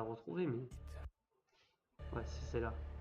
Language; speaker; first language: French; native; French